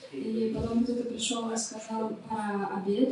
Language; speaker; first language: Russian; native; Russian